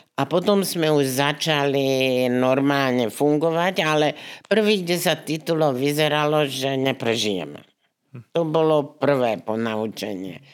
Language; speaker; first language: Slovak; native; Slovak